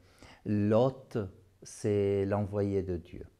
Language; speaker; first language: French; non-native, local second language; Arabic